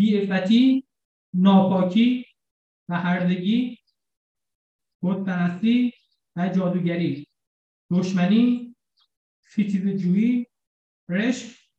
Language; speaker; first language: Persian; non-native, learner; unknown